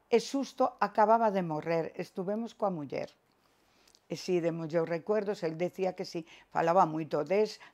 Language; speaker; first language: Galician; native; Galician